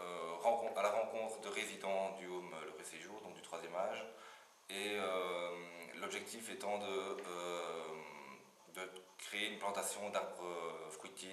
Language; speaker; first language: French; native; French